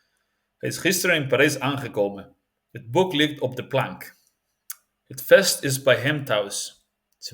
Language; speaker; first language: Dutch; non-native, learner; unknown